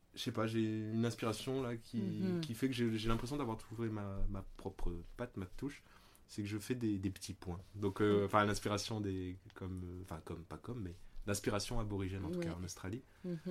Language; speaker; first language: French; native; French